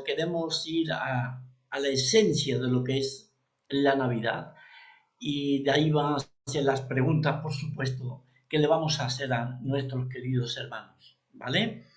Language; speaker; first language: Spanish; native; Spanish